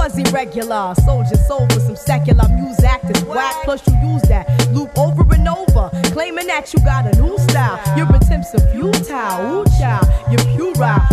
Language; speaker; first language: English; non-native, fluent; Dutch